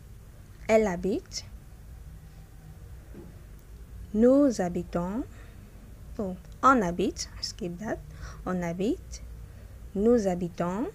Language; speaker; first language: French; non-native, fluent; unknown